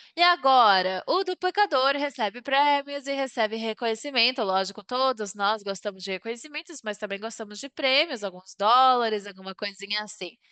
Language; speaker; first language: Portuguese; non-native, learner; Spanish